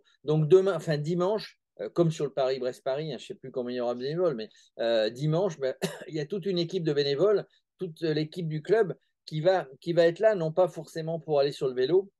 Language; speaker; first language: French; native; French